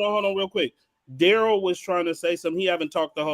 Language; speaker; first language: English; native; English